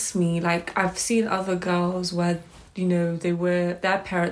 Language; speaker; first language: English; native; English